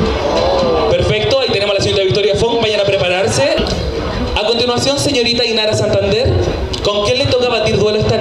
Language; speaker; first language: Spanish; native; Spanish